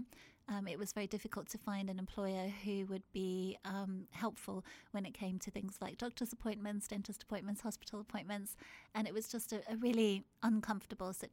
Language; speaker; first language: English; native; English